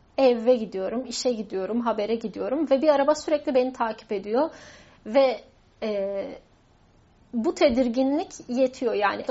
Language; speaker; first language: Turkish; non-native, local second language; Kurdish